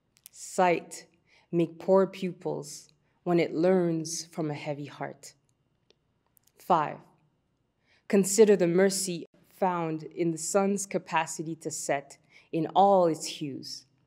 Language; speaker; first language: English; early bilingual, other home language; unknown